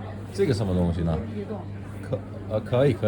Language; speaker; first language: Chinese; non-native, fluent; English